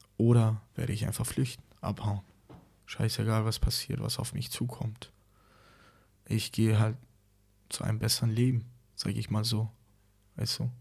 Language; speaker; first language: German; non-native, fluent; Persian